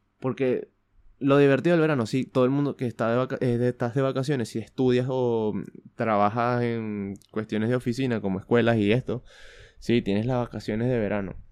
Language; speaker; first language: Spanish; native; Spanish